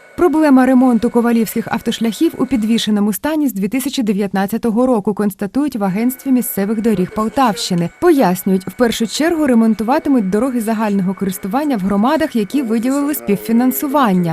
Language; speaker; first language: Ukrainian; native; Ukrainian